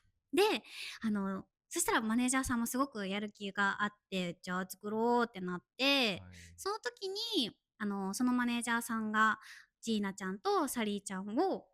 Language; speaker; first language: Japanese; native; Japanese